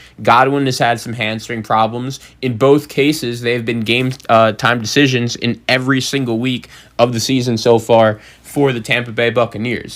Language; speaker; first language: English; native; English